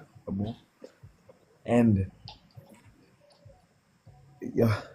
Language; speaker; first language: English; non-native, learner; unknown